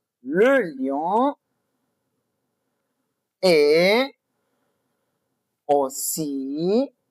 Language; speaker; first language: French; non-native, fluent; Spanish